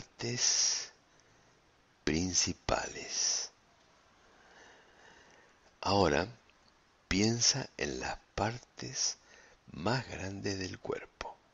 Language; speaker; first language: Spanish; native; Spanish